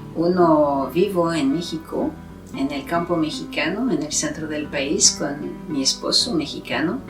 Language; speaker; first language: Spanish; non-native, fluent; French